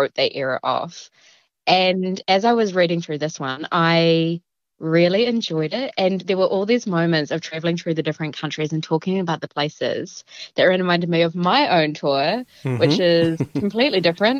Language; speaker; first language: English; native; English